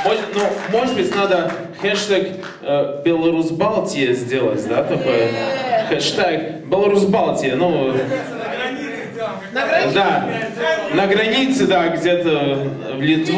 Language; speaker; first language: Russian; non-native, learner; Latvian